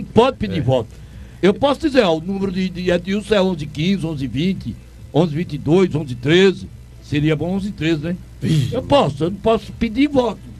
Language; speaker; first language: Portuguese; native; Portuguese